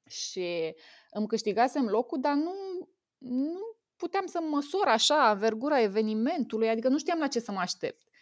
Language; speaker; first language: Romanian; native; Romanian